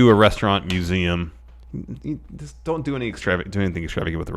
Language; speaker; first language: English; native; English